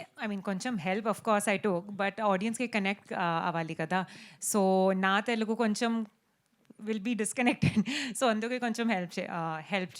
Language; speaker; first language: Telugu; non-native, learner; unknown